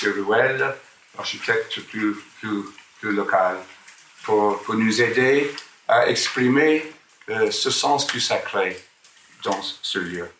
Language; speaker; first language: French; non-native, fluent; English